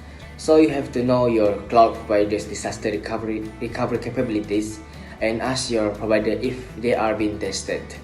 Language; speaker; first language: English; non-native, local second language; Malay